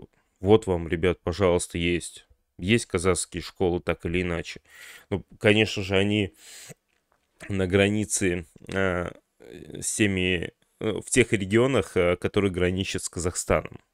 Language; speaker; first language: Russian; native; Russian